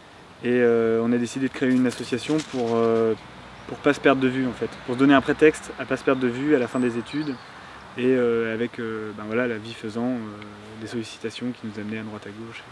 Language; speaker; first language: French; native; French